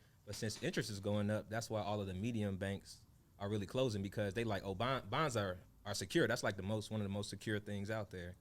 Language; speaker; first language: English; native; English